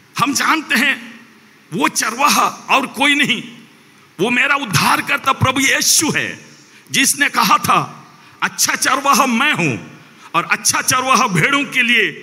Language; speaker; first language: Hindi; non-native, local second language; Malayalam